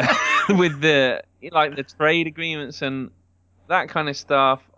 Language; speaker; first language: English; native; English